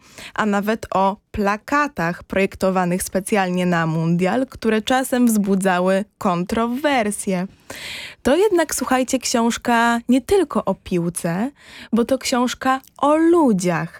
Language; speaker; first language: Polish; native; Polish